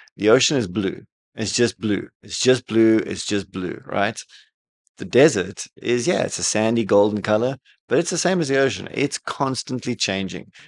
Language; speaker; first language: English; native; English